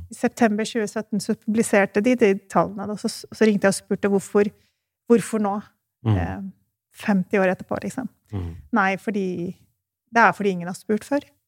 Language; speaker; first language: Norwegian; early bilingual, other home language; Urdu